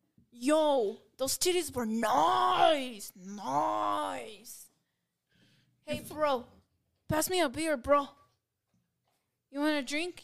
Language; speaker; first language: English; early bilingual, other home language; Spanish